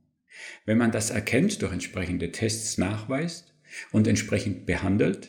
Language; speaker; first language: German; native; German